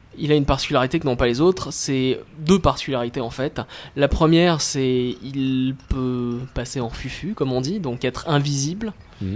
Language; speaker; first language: French; native; French